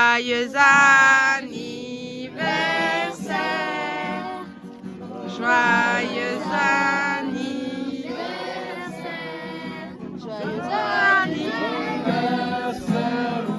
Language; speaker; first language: French; native; French